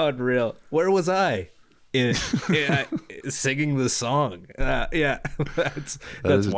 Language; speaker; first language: English; native; English